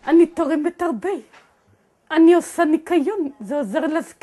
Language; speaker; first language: Hebrew; native; Hebrew